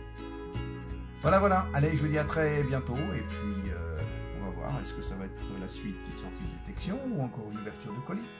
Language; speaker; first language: French; native; French